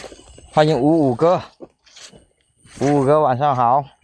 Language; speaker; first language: Chinese; native; Chinese